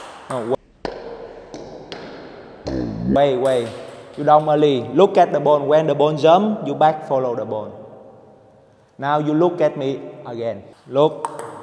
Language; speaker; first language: English; non-native, learner; Vietnamese